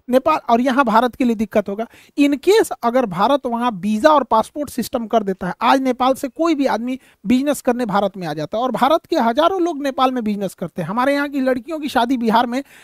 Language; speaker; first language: Hindi; native; Hindi